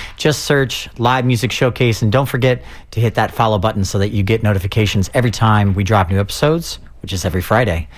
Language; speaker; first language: English; native; English